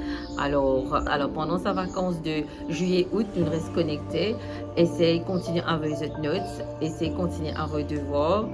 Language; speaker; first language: French; non-native, local second language; Morisyen